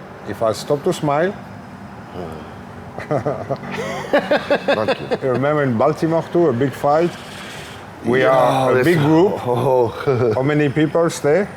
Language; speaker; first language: English; non-native, learner; French